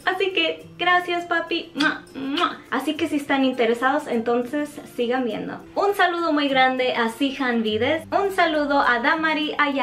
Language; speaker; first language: Spanish; native; Spanish